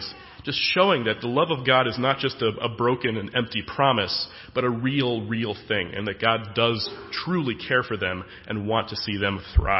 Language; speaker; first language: English; native; English